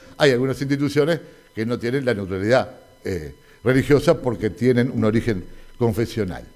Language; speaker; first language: Spanish; native; Spanish